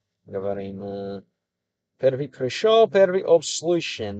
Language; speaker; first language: Russian; non-native, learner; English